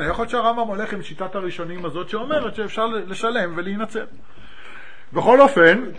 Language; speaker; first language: Hebrew; native; Hebrew